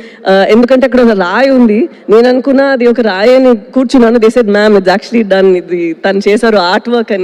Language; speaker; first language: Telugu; non-native, local second language; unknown